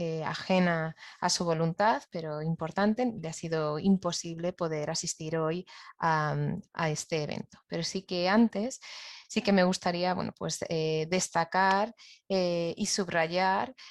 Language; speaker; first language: Spanish; native; Spanish